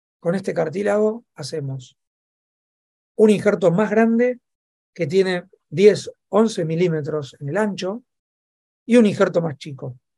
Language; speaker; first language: Spanish; native; Spanish